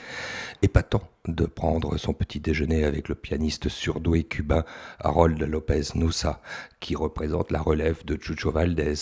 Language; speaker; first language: French; native; French